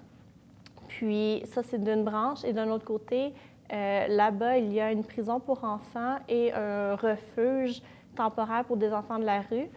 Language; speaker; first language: French; native; French